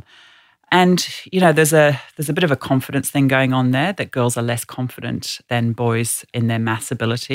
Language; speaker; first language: English; native; English